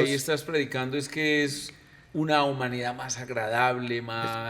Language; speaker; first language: Spanish; native; Spanish